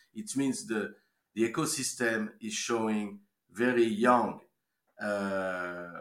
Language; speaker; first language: English; non-native, fluent; French